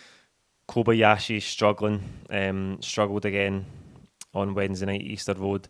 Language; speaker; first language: English; native; English